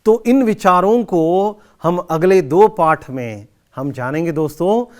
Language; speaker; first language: Hindi; non-native, local second language; Kannada